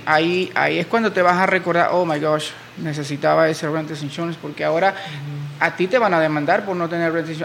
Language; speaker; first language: Spanish; native; Spanish